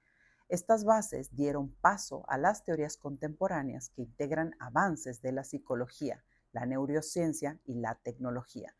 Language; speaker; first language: Spanish; native; Spanish